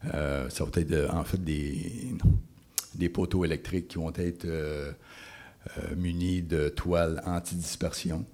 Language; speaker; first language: French; native; French